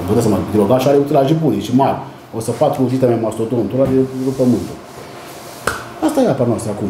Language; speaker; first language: Romanian; native; Romanian